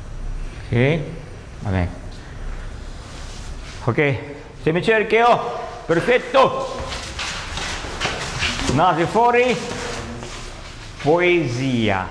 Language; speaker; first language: Italian; non-native, learner; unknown